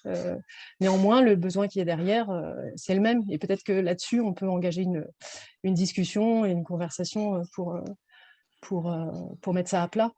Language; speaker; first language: French; native; French